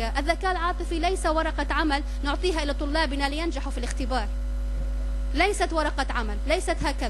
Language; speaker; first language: Arabic; native; Arabic